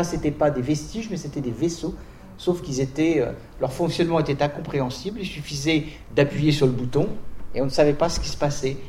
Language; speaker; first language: French; native; French